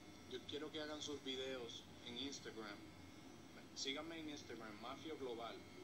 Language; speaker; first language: Spanish; early bilingual, heritage; Spanish